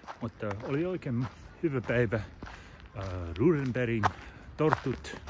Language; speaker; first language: Finnish; non-native, learner; English